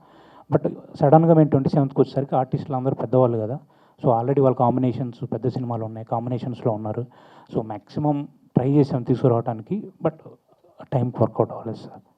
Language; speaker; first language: Telugu; native; Telugu